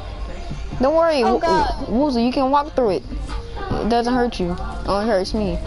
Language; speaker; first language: English; native; English